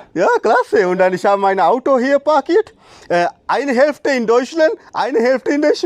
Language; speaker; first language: German; non-native, learner; Sinhala